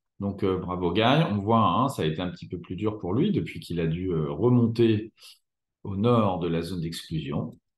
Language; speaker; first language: French; native; French